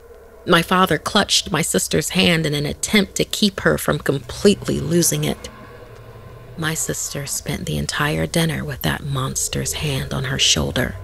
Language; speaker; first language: English; native; English